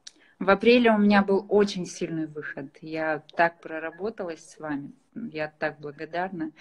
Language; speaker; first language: Russian; native; Russian